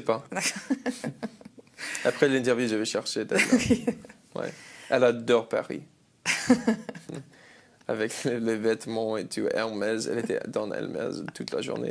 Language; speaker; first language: French; non-native, learner; English